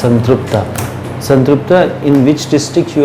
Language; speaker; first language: English; non-native, local second language; Hindi